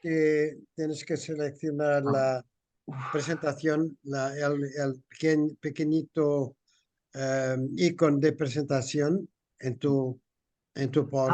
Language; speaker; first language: Spanish; non-native, fluent; Portuguese